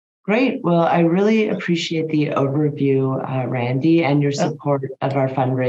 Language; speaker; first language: English; native; English